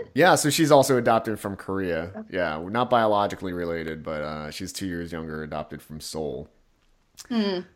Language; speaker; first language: English; native; English